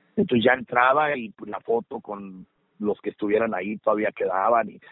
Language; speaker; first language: Spanish; early bilingual, heritage; Spanish